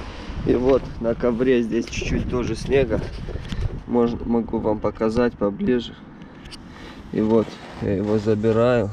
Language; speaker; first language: Russian; non-native, fluent; Romanian